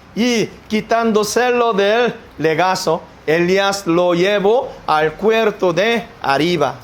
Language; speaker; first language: Spanish; non-native, learner; Korean